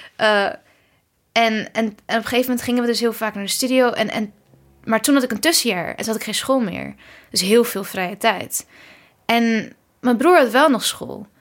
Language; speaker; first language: Dutch; early bilingual, other home language; Kurdish